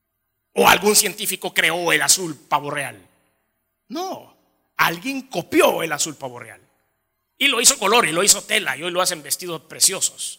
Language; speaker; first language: Spanish; native; Spanish